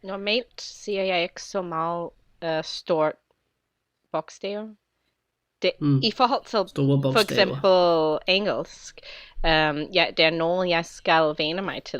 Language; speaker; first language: Danish; non-native, fluent; English